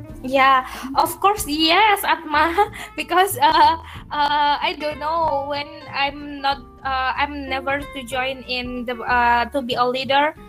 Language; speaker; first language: English; non-native, learner; Indonesian